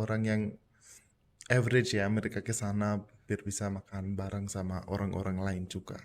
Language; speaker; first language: Indonesian; non-native, fluent; Punjabi